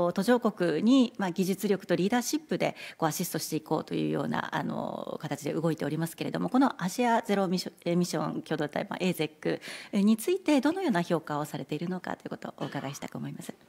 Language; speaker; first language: Japanese; native; Japanese